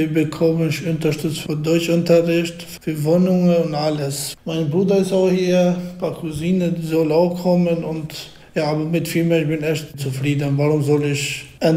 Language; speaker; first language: German; non-native, learner; Albanian